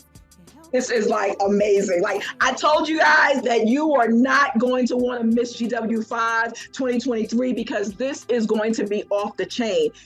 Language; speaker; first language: English; native; English